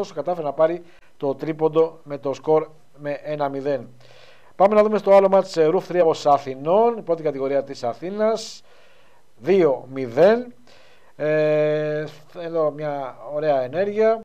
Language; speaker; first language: Greek; native; Greek